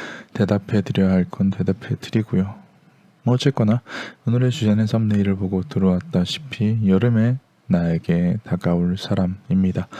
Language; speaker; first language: Korean; native; Korean